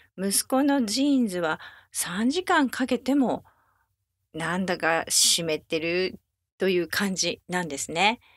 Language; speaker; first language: Japanese; native; Japanese